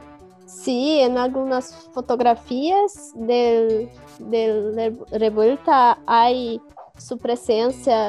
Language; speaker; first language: Spanish; non-native, learner; Portuguese